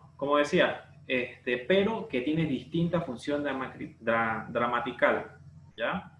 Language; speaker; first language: Spanish; native; Spanish